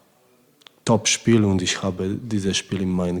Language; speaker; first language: German; non-native, learner; Polish